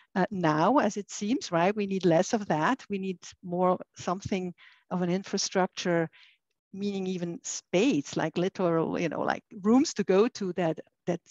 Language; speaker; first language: English; non-native, fluent; German